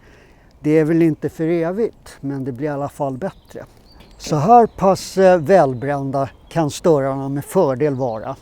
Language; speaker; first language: Swedish; native; Swedish